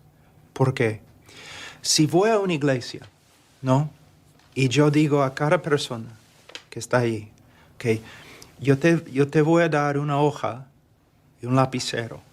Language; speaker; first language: Spanish; non-native, fluent; English